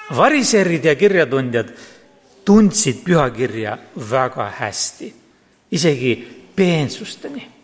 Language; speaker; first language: Estonian; non-native, local second language; Russian